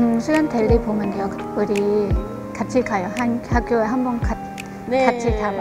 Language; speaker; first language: Korean; non-native, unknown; Khmer